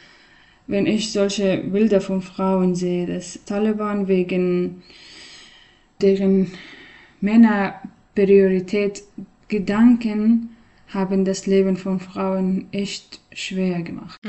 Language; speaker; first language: German; non-native, learner; Persian